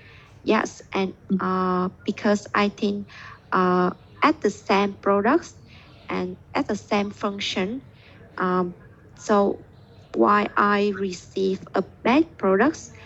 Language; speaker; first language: English; non-native, learner; Vietnamese